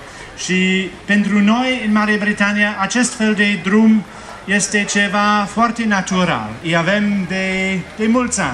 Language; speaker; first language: Romanian; non-native, fluent; English